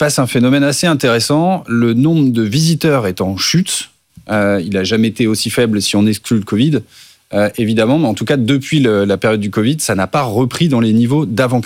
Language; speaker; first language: French; native; French